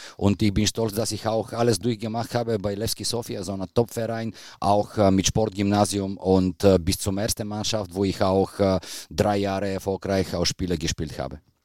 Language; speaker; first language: German; non-native, fluent; Bulgarian